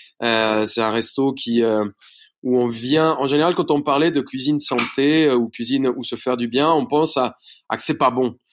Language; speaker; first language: French; non-native, fluent; Spanish